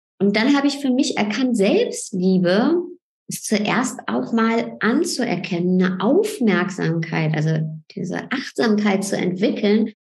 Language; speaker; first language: German; early bilingual, other home language; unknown